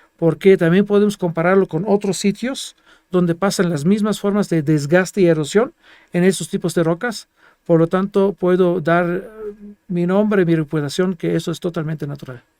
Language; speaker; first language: Spanish; non-native, fluent; Greek